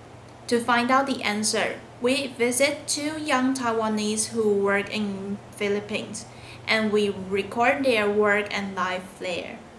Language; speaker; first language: English; non-native, learner; Chinese